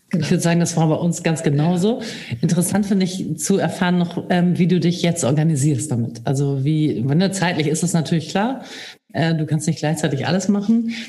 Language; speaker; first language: German; native; German